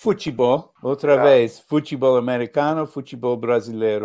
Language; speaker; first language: Portuguese; non-native, learner; English